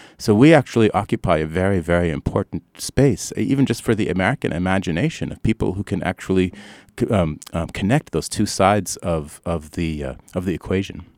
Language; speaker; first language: English; early bilingual, other home language; Arabic